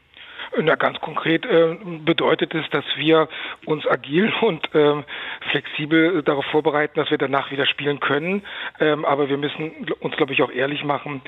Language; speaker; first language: German; native; German